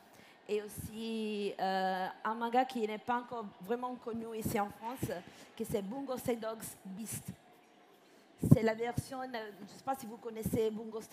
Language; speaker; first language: French; non-native, fluent; Italian